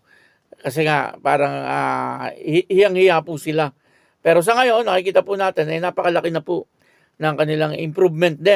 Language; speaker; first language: Filipino; non-native, local second language; Bikol